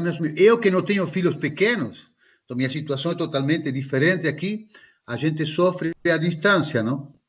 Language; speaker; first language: Portuguese; non-native, fluent; Spanish